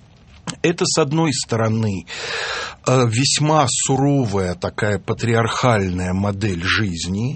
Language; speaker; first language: Russian; native; Russian